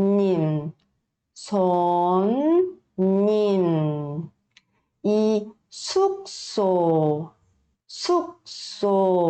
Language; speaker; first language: Korean; early bilingual, heritage; Korean